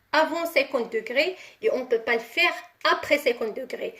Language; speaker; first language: French; non-native, local second language; Arabic